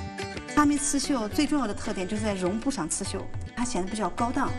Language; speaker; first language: Chinese; native; Chinese